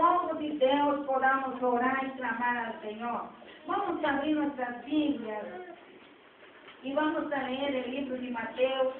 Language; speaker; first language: Portuguese; non-native, learner; Spanish